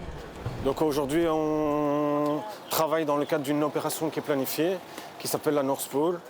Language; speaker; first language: French; native; French